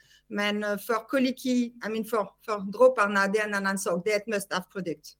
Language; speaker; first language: Swedish; non-native, fluent; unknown